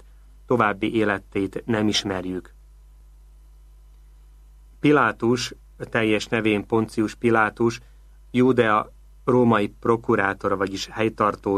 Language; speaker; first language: Hungarian; native; Hungarian